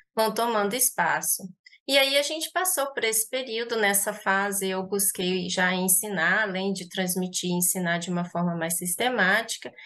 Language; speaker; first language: Portuguese; native; Portuguese